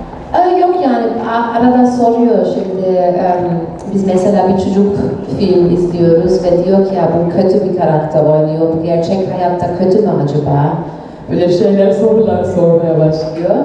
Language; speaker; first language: Turkish; non-native, fluent; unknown